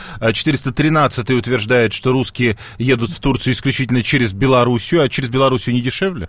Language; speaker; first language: Russian; native; Russian